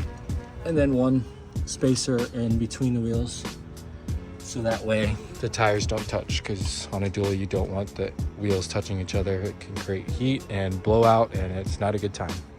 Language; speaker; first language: English; native; English